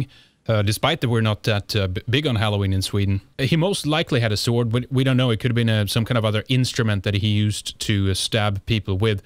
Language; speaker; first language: English; non-native, fluent; Swedish